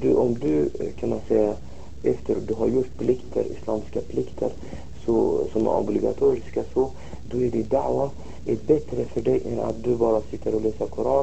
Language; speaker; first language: Swedish; non-native, fluent; Arabic